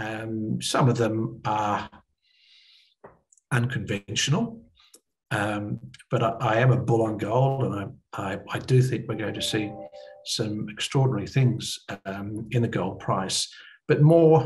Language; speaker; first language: English; native; English